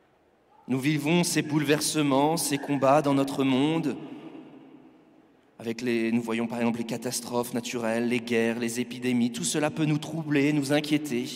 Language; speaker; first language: French; native; French